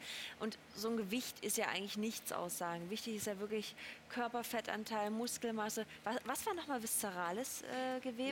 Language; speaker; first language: German; native; German